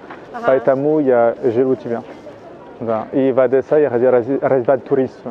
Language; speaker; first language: Russian; non-native, learner; French